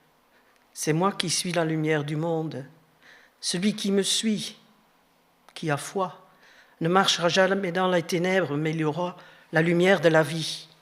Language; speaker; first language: French; native; French